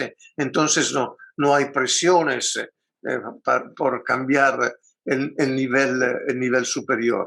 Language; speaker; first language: Spanish; non-native, fluent; Italian